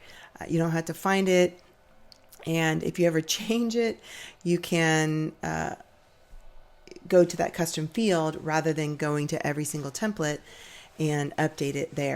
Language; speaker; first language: English; native; English